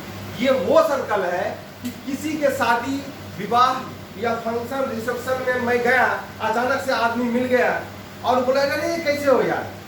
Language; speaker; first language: Hindi; native; Hindi